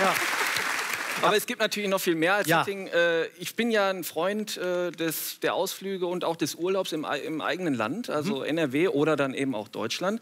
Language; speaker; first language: German; native; German